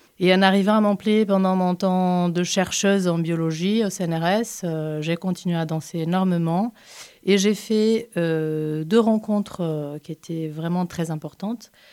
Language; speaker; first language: French; non-native, fluent; Portuguese